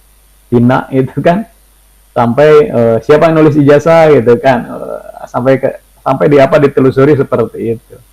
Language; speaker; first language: Indonesian; native; Indonesian